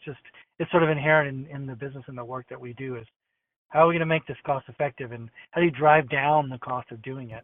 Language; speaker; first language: English; native; English